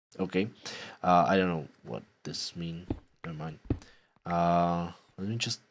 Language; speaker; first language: English; non-native, fluent; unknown